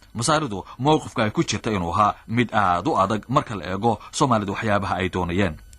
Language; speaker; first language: Somali; native; Somali